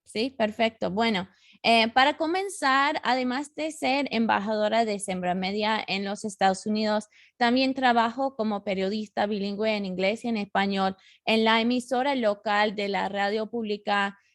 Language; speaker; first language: Spanish; non-native, fluent; English